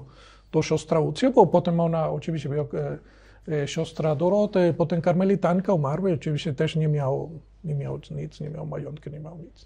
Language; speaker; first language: Polish; non-native, learner; Spanish